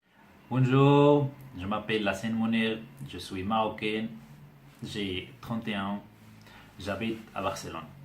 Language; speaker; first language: French; non-native, local second language; Arabic